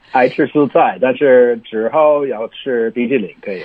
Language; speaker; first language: Chinese; non-native, learner; English